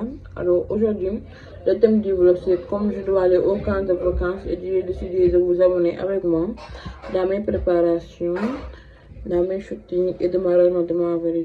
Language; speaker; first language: French; non-native, fluent; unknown